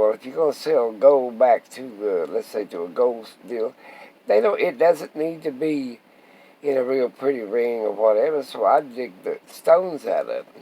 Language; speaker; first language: English; native; English